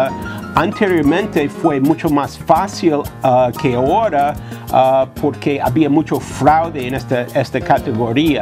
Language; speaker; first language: Spanish; non-native, fluent; English